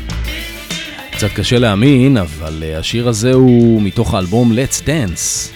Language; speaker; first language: Hebrew; native; Hebrew